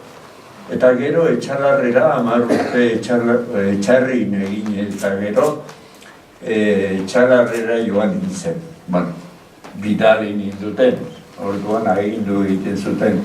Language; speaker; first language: Basque; native; Basque